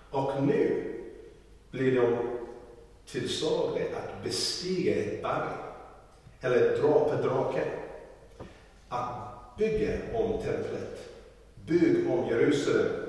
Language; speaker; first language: Swedish; non-native, learner; English